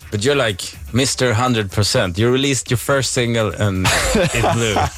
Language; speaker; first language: English; non-native, fluent; Swedish